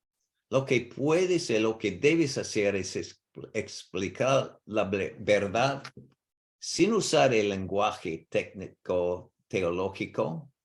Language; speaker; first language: Spanish; non-native, learner; English